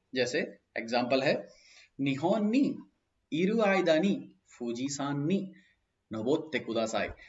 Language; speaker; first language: Hindi; native; Hindi